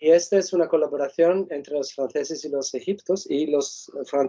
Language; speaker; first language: Spanish; non-native, fluent; Italian